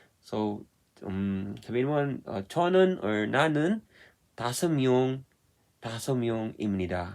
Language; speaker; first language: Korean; non-native, fluent; Filipino